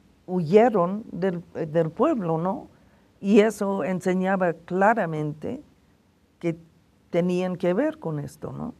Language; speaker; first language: Spanish; non-native, fluent; English